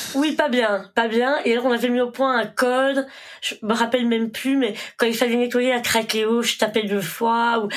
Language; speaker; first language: French; native; French